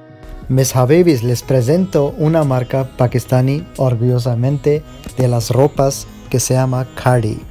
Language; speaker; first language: Spanish; non-native, fluent; Urdu